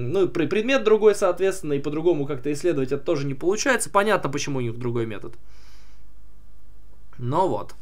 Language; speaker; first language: Russian; native; Russian